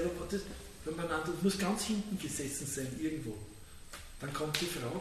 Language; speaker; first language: German; native; German